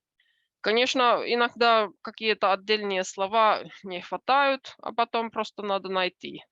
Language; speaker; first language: Russian; non-native, fluent; Finnish